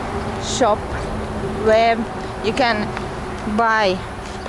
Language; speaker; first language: English; non-native, learner; Russian